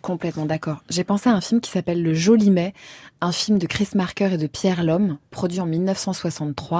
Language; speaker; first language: French; native; French